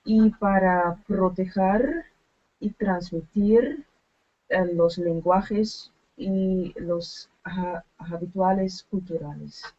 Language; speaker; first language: Spanish; non-native, learner; Dutch